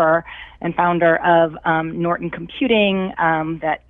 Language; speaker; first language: English; native; English